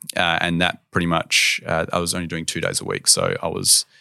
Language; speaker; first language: English; native; English